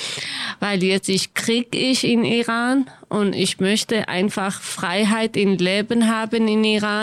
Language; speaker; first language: German; non-native, learner; Kurdish